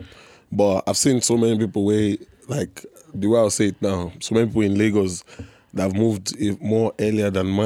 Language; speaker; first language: English; non-native, local second language; Igbo